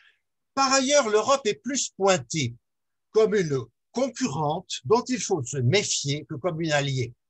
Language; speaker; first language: French; native; French